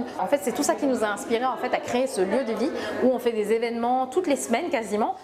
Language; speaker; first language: French; native; French